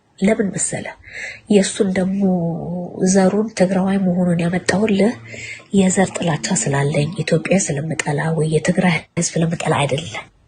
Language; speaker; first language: Amharic; non-native, local second language; Tigrinya